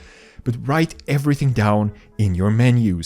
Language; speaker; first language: English; non-native, fluent; Swedish